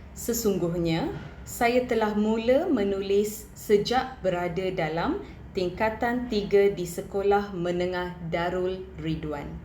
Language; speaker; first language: Malay; non-native, local second language; Tamil